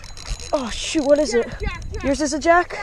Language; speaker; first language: English; native; English